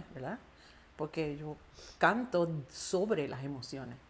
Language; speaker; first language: Spanish; native; Spanish